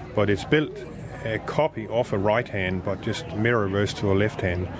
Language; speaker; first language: English; non-native, fluent; Danish